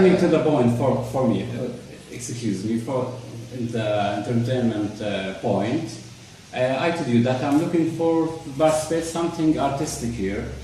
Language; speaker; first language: English; non-native, learner; Arabic